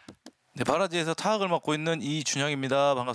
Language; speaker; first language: Korean; native; Korean